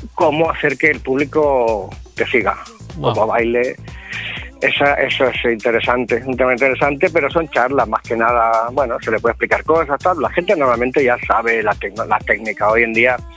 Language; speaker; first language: Spanish; native; Spanish